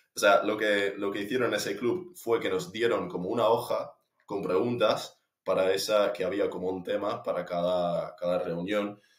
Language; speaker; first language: Spanish; non-native, fluent; English